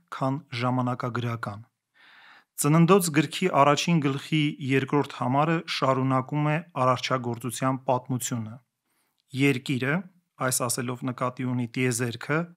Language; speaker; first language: Armenian; native; Armenian